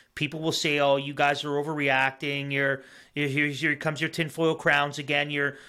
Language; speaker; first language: English; native; English